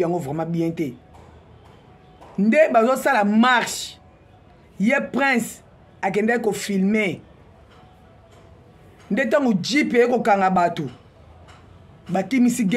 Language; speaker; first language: French; non-native, local second language; Lingala